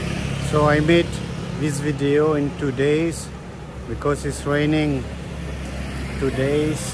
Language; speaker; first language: English; non-native, learner; French